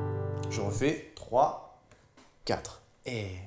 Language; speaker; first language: French; native; French